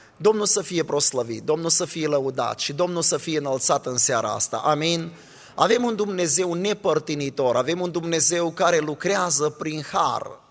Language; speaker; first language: Romanian; native; Romanian